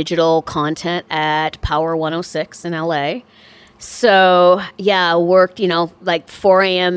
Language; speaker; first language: English; native; English